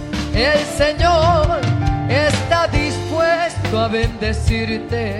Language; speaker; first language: Spanish; native; Spanish